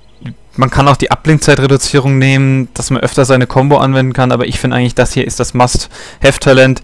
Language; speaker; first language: German; native; German